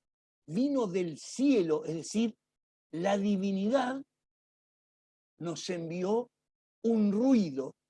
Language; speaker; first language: Spanish; native; Spanish